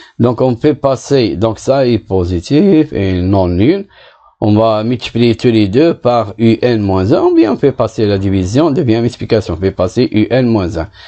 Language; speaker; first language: French; non-native, local second language; Arabic